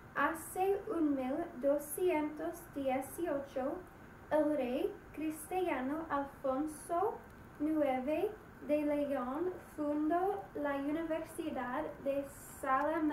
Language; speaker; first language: Spanish; non-native, learner; English